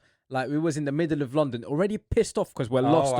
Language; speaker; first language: English; native; English